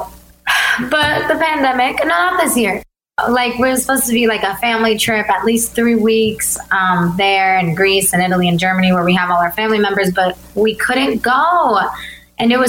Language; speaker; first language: English; early bilingual, other home language; Albanian